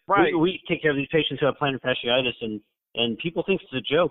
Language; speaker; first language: English; native; English